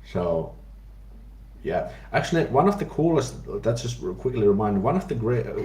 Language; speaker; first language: English; non-native, fluent; Finnish